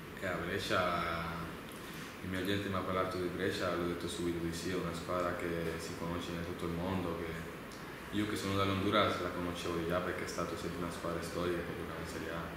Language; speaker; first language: Italian; non-native, learner; Spanish